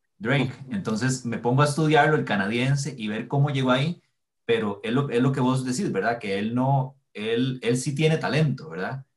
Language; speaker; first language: Spanish; native; Spanish